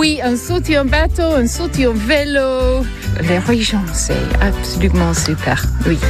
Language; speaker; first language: French; non-native, learner; English